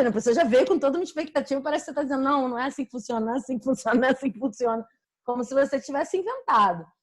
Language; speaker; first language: Portuguese; native; Portuguese